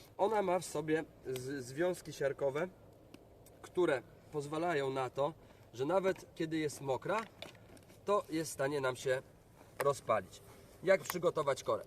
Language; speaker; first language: Polish; native; Polish